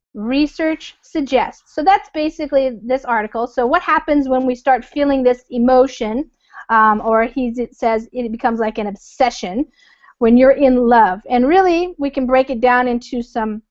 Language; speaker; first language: English; native; English